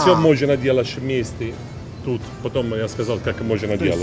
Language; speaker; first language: Russian; non-native, learner; Italian